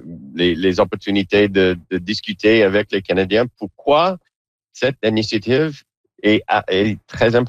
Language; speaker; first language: French; non-native, learner; English